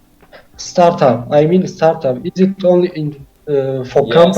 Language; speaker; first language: English; non-native, learner; Tajik